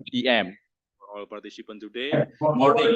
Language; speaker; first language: English; non-native, learner; Indonesian